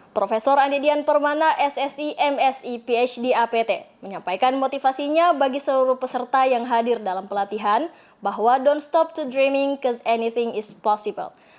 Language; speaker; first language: Indonesian; native; Indonesian